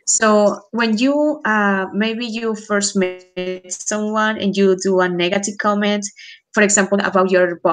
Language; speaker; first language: English; non-native, fluent; Spanish